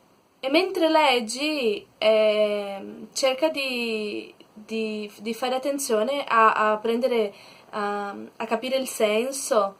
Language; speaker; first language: Italian; non-native, learner; Portuguese